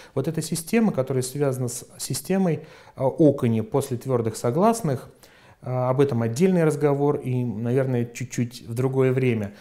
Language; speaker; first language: Russian; native; Russian